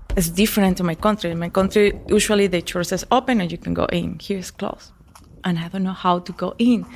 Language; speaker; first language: English; non-native, learner; Spanish